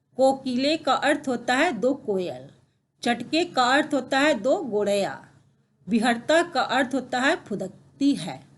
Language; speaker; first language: Hindi; native; Hindi